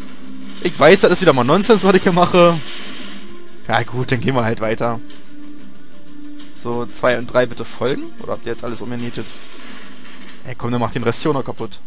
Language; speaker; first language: German; native; German